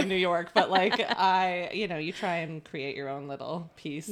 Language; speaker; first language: English; native; English